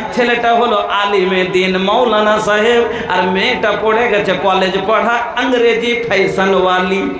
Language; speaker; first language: Bangla; non-native, local second language; Bhojpuri